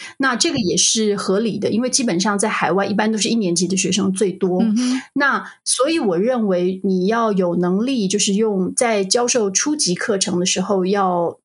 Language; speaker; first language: Chinese; native; Chinese